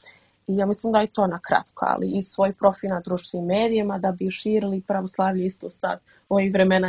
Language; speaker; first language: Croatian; early bilingual, heritage; Dutch